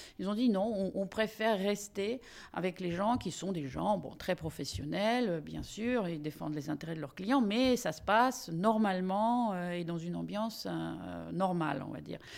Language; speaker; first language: French; non-native, fluent; Russian